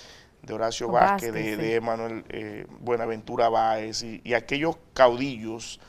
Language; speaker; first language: Spanish; native; Spanish